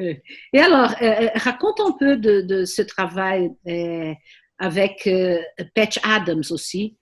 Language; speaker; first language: French; non-native, learner; Portuguese